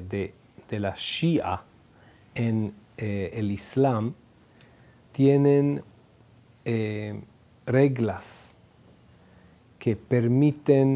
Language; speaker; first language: Spanish; non-native, fluent; Hebrew